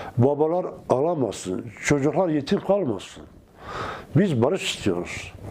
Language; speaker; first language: Turkish; non-native, local second language; Kurdish